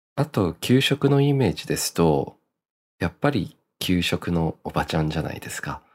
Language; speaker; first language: Japanese; native; Japanese